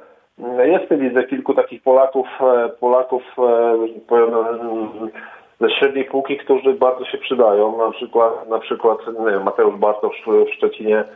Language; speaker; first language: Polish; native; Polish